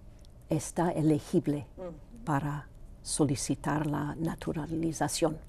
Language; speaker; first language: Spanish; non-native, local second language; Greek